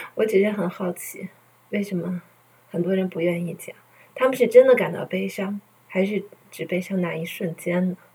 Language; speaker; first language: Chinese; native; Chinese